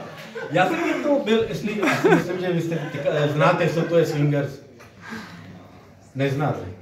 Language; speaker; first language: Czech; non-native, learner; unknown